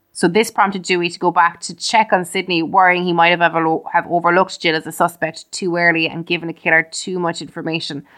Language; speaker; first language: English; native; English